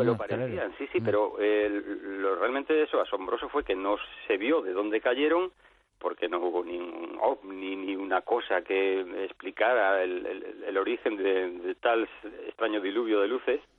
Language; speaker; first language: Spanish; native; Spanish